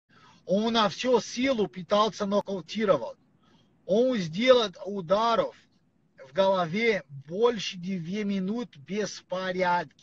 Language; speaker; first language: Russian; non-native, learner; Portuguese